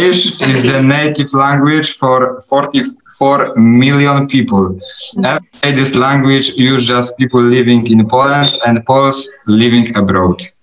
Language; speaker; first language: English; non-native, learner; Polish